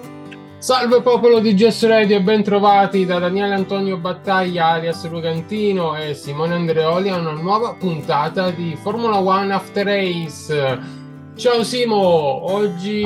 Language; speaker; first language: Italian; native; Italian